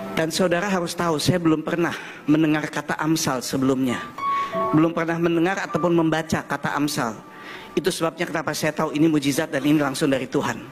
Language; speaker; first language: Indonesian; early bilingual, heritage; German